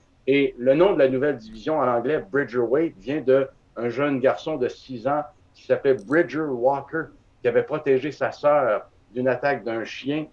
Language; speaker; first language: French; native; French